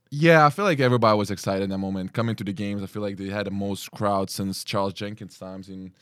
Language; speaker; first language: English; early bilingual, other home language; Lithuanian